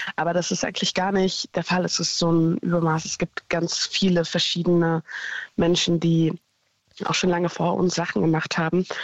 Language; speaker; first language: German; native; German